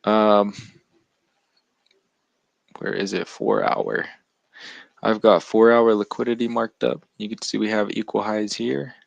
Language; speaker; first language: English; native; English